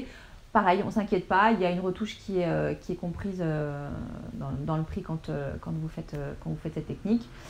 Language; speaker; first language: French; native; French